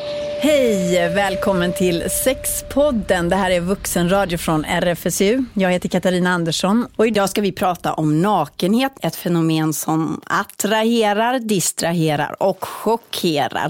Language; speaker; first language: Swedish; native; Swedish